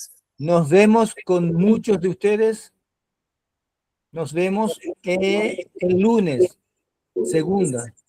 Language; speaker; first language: Spanish; non-native, fluent; Portuguese